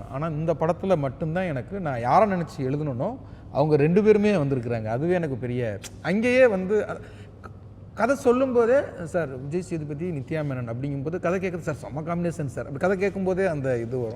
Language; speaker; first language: Tamil; native; Tamil